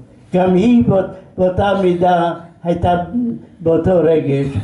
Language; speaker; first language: Hebrew; non-native, fluent; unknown